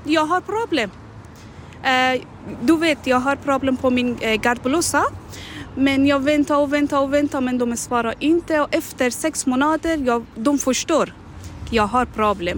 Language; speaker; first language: Swedish; non-native, learner; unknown